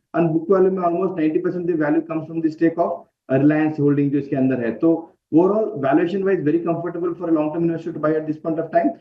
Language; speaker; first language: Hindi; non-native, local second language; Kannada